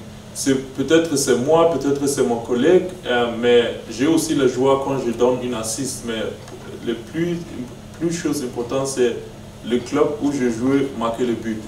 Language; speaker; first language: French; non-native, learner; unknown